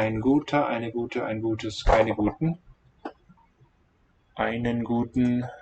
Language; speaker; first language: German; non-native, learner; English